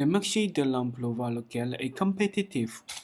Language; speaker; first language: French; non-native, learner; Chinese